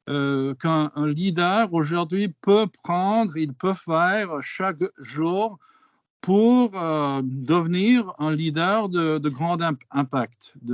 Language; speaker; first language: French; non-native, fluent; English